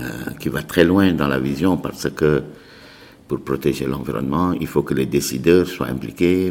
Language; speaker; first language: French; non-native, local second language; Arabic